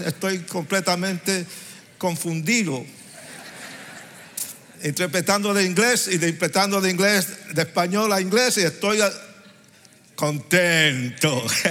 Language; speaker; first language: Spanish; native; Spanish